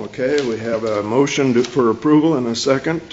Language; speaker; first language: English; native; English